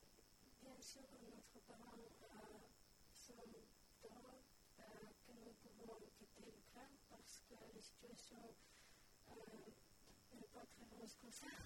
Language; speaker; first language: French; non-native, learner; Ukrainian